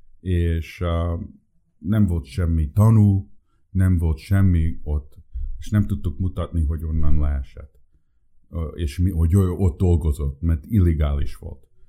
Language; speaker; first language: Hungarian; early bilingual, heritage; Hungarian